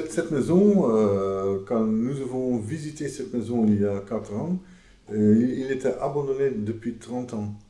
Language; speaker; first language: French; non-native, fluent; Dutch